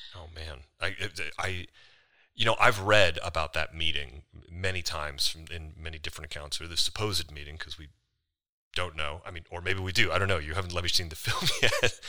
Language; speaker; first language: English; native; English